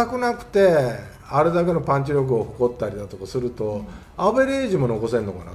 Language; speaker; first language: Japanese; native; Japanese